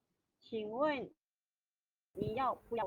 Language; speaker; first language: Chinese; non-native, fluent; Malay